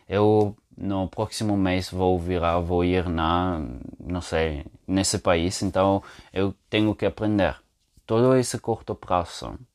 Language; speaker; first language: Portuguese; non-native, fluent; Italian